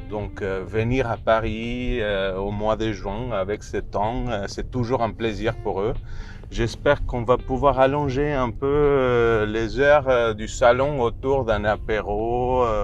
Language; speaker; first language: French; non-native, fluent; Spanish